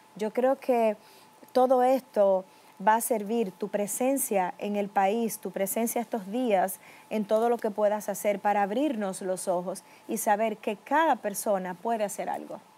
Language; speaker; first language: Spanish; native; Spanish